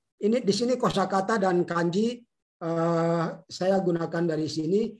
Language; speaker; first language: Indonesian; native; Indonesian